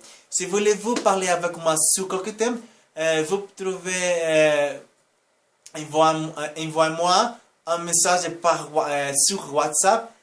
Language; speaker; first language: French; non-native, learner; Portuguese